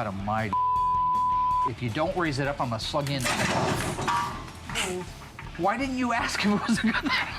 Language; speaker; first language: English; native; English